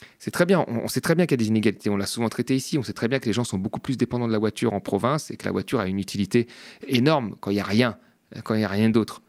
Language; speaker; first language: French; native; French